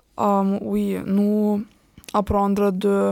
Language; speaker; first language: French; non-native, learner; German